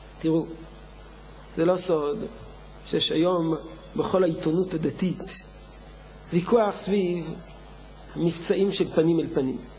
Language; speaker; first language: Hebrew; non-native, fluent; French